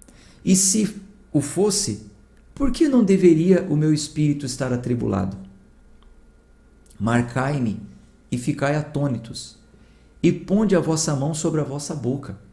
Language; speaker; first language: Portuguese; native; Portuguese